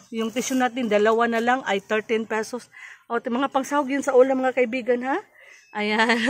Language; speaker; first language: Filipino; native; Filipino